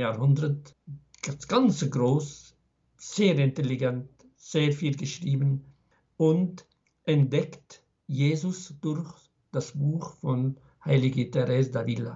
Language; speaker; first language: German; non-native, fluent; Arabic